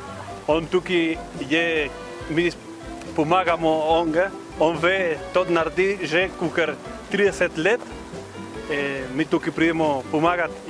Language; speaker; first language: Slovenian; early bilingual, heritage; Slovenian